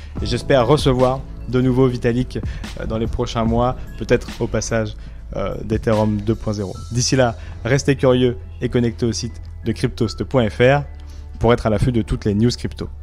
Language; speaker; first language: French; native; French